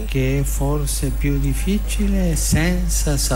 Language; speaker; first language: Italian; early bilingual, heritage; Spanish